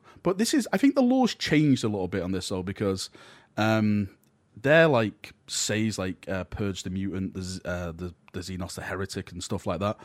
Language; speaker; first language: English; native; English